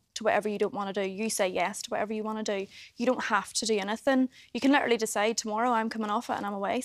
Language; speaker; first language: English; native; English